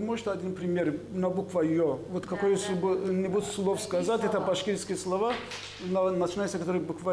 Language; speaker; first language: Russian; non-native, fluent; Azerbaijani